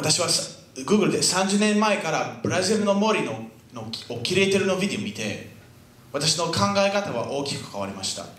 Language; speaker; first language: Japanese; non-native, fluent; French